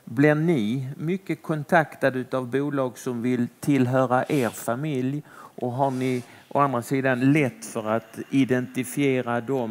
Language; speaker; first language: Swedish; native; Swedish